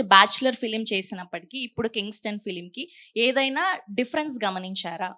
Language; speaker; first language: Telugu; native; Telugu